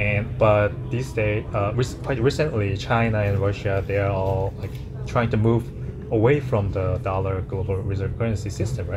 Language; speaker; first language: English; non-native, fluent; Korean